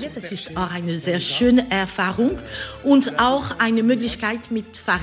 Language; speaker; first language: German; non-native, learner; French